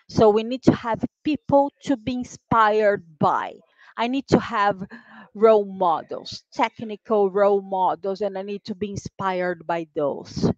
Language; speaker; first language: English; non-native, fluent; Portuguese